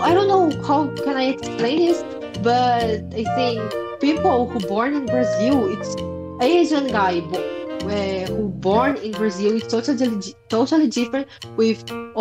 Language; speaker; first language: English; non-native, learner; Portuguese